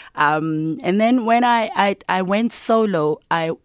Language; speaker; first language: English; non-native, local second language; Zulu